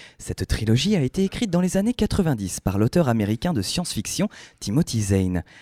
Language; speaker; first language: French; native; French